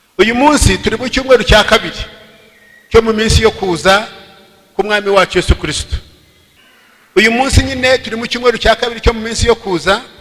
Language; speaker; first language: Kinyarwanda; early bilingual, heritage; Kinyarwanda